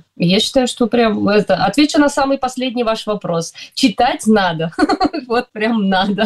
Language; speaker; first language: Russian; native; Russian